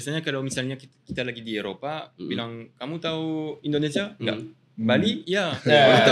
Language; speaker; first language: Indonesian; non-native, fluent; French